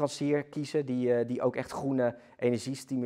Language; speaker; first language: Dutch; native; Dutch